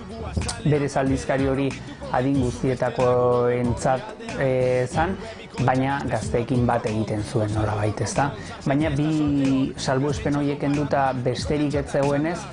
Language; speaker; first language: Basque; native; Basque